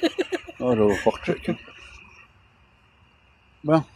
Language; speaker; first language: French; native; French